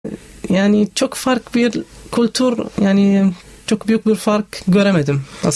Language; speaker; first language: Turkish; non-native, local second language; Arabic